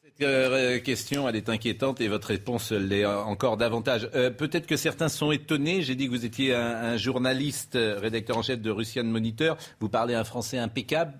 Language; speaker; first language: French; native; French